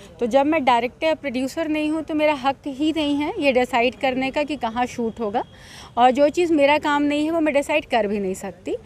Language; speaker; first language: Hindi; native; Hindi